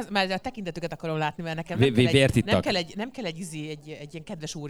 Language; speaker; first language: Hungarian; native; Hungarian